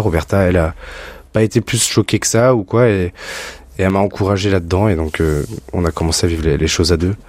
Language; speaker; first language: French; native; French